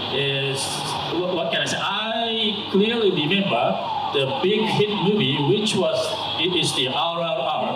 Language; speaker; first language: English; non-native, learner; Japanese